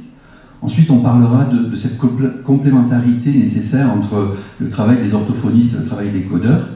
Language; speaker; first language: French; native; French